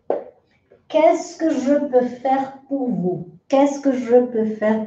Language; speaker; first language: French; non-native, fluent; Portuguese